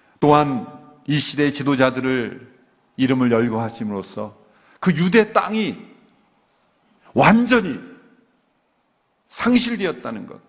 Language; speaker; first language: Korean; native; Korean